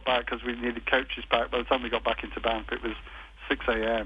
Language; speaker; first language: English; native; English